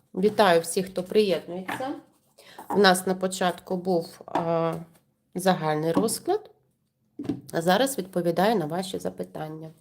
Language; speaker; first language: Ukrainian; non-native, local second language; Russian